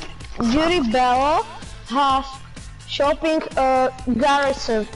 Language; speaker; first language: English; non-native, learner; Slovak